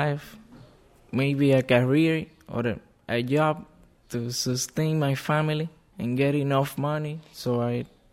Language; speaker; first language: English; non-native, fluent; Spanish